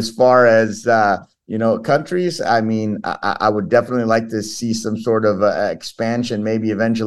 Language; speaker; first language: English; early bilingual, other home language; Portuguese